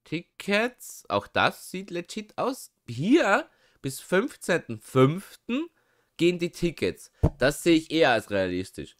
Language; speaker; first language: German; native; German